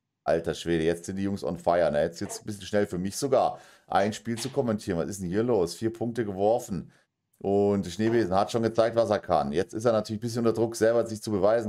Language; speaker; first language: German; native; German